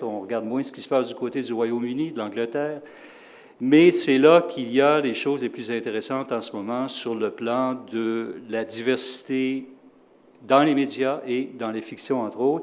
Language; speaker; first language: French; native; French